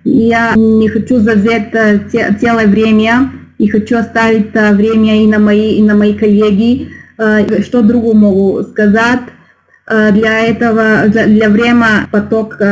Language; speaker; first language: Russian; non-native, learner; Bulgarian